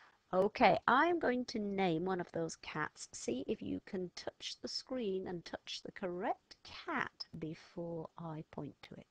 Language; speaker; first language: English; native; English